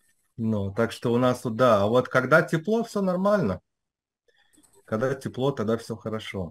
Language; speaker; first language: Russian; native; Russian